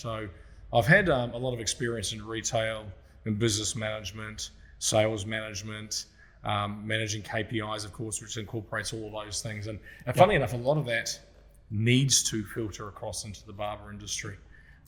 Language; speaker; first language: English; native; English